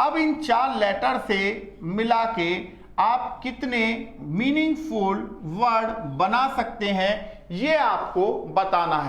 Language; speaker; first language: Hindi; native; Hindi